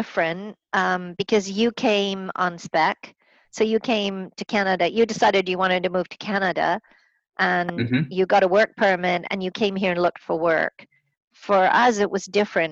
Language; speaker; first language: English; native; English